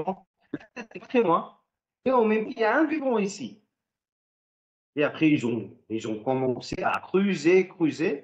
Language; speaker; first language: French; non-native, fluent; Arabic